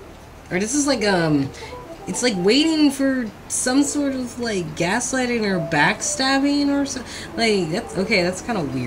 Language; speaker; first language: English; native; English